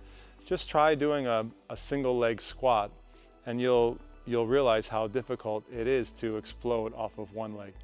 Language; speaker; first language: English; native; English